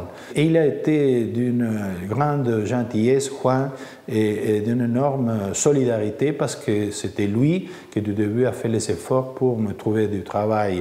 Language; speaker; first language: French; non-native, fluent; Spanish